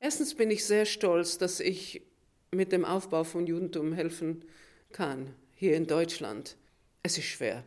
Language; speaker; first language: German; non-native, fluent; Hebrew